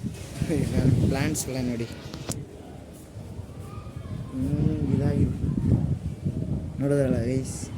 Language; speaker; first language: Kannada; native; Kannada